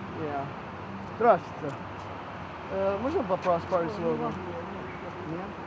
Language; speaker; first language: Russian; non-native, learner; English